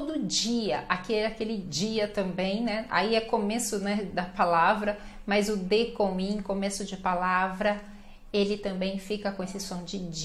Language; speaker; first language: Portuguese; native; Portuguese